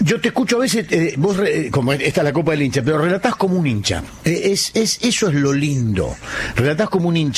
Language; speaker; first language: Spanish; native; Spanish